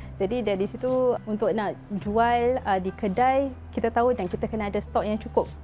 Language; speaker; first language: Malay; native; Malay